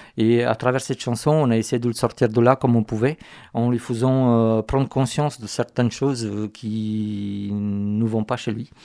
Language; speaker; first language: French; non-native, fluent; Romanian